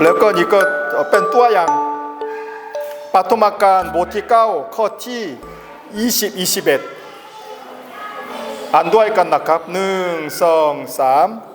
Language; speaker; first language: Thai; non-native, learner; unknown